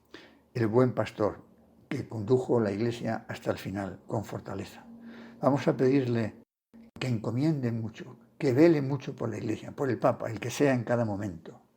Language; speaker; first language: Spanish; native; Spanish